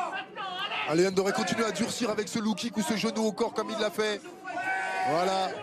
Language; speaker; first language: French; native; French